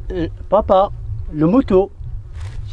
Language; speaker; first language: French; non-native, learner; Arabic